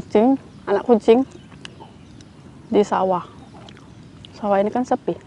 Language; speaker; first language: Indonesian; native; Indonesian